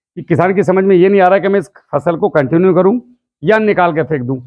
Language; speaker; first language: Hindi; native; Hindi